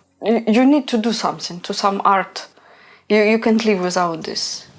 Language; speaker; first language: English; non-native, learner; Ukrainian